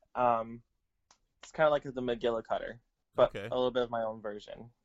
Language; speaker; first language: English; native; English